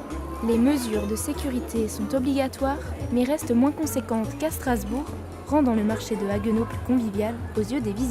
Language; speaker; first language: French; native; French